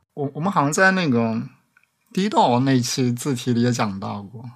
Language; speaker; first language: Chinese; native; Chinese